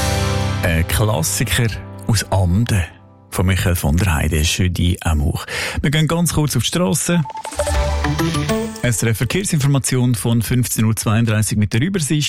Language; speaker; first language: German; native; German